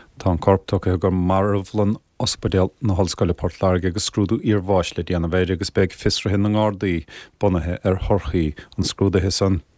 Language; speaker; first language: Irish; native; Irish